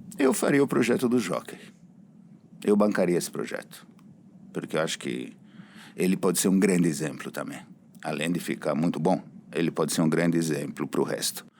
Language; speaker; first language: Portuguese; non-native, fluent; Italian